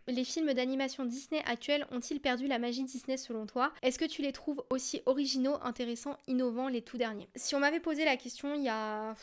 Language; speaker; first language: French; native; French